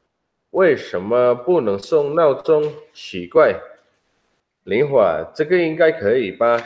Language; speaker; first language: Chinese; non-native, learner; Indonesian